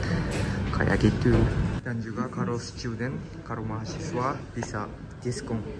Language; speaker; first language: Indonesian; non-native, fluent; Japanese